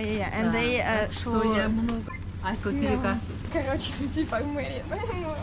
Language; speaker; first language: English; non-native, learner; Russian